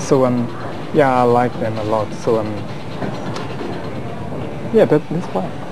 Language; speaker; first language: English; non-native, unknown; Japanese